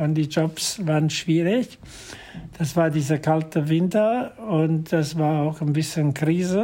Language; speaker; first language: German; non-native, fluent; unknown